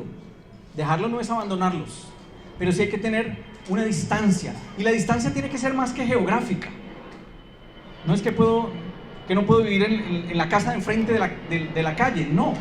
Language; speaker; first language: Spanish; native; Spanish